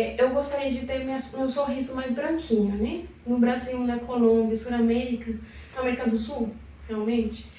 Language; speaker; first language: Portuguese; non-native, fluent; Spanish